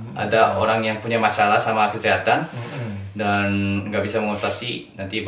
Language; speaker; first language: Indonesian; non-native, fluent; Korean